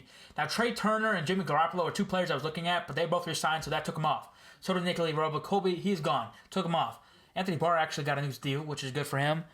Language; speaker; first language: English; native; English